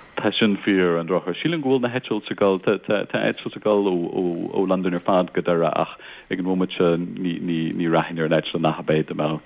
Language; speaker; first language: Irish; non-native, local second language; English